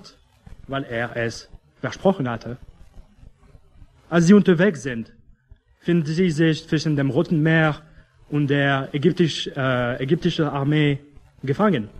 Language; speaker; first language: German; non-native, fluent; English